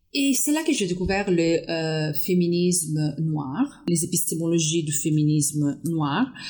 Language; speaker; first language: French; non-native, fluent; Italian